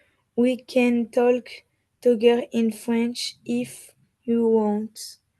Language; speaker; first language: English; non-native, learner; French